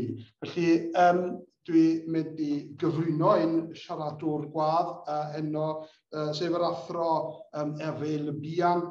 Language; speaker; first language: Welsh; native; Welsh